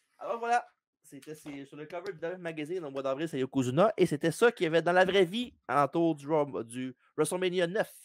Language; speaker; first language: French; native; French